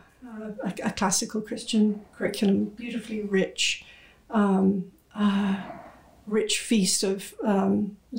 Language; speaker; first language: English; native; English